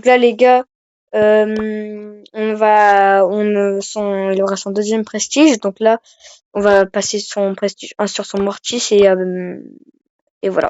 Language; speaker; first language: French; native; French